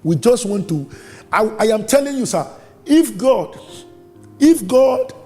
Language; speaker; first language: English; non-native, local second language; Yoruba